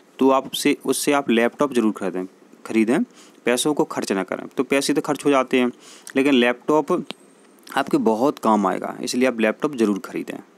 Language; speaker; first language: Hindi; native; Hindi